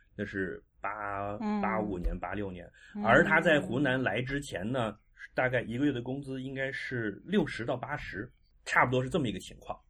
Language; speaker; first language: Chinese; native; Chinese